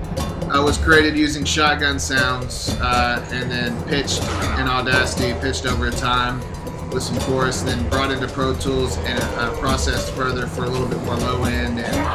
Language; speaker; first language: English; native; English